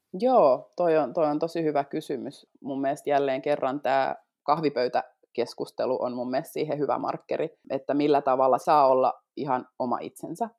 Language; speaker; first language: Finnish; native; Finnish